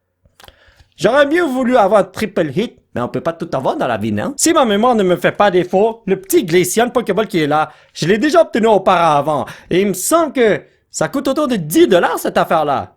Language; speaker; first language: French; native; French